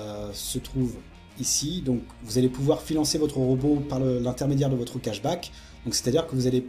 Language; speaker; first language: French; native; French